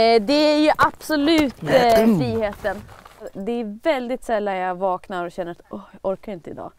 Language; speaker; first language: Swedish; native; Swedish